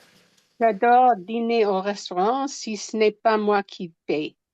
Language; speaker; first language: French; non-native, learner; English